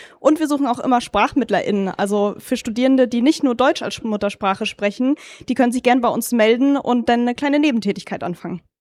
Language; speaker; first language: German; native; German